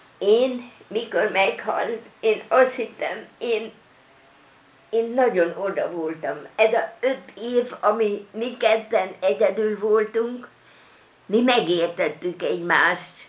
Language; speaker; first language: Hungarian; non-native, local second language; German